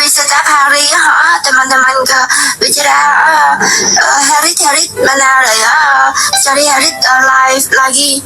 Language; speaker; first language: Indonesian; non-native, learner; Vietnamese